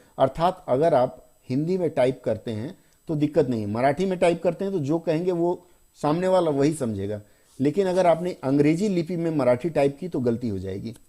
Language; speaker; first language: Hindi; native; Hindi